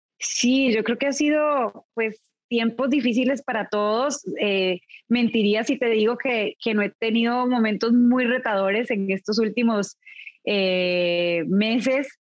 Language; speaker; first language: Spanish; native; Spanish